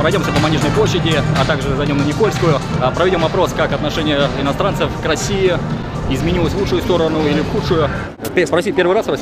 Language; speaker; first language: Russian; native; Russian